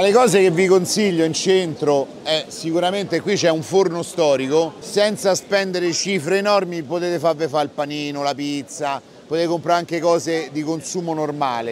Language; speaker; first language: Italian; native; Italian